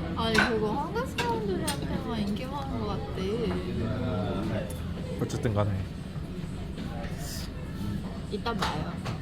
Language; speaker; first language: Korean; non-native, fluent; Japanese